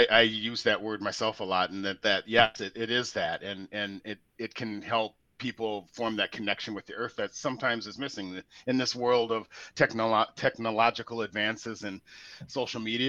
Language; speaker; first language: English; native; English